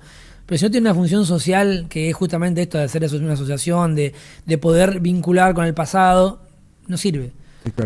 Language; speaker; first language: Spanish; native; Spanish